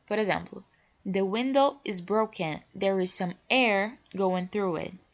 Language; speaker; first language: English; non-native, fluent; Portuguese